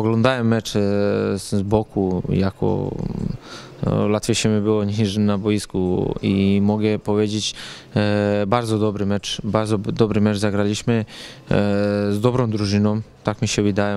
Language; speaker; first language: Polish; non-native, learner; Serbian